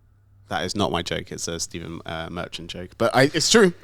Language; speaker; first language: English; native; English